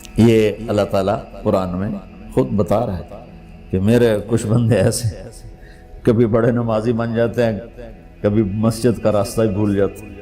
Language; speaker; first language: Urdu; non-native, local second language; Punjabi